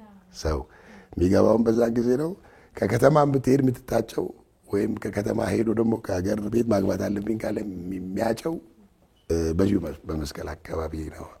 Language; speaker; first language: Amharic; non-native, local second language; Tigrinya